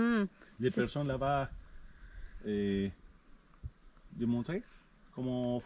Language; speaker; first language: French; non-native, learner; Spanish